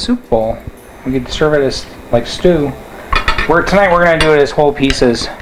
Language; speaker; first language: English; native; English